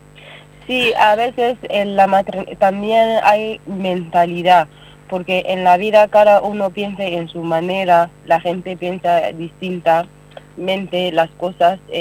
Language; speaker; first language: Spanish; non-native, learner; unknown